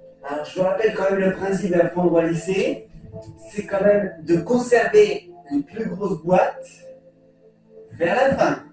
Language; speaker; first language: French; native; French